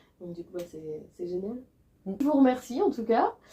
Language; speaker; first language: French; native; French